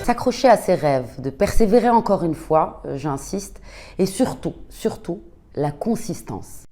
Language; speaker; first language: French; non-native, local second language; Arabic